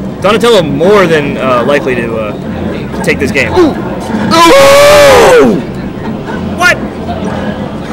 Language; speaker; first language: English; native; English